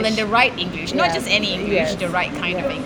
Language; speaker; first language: English; non-native, local second language; Malay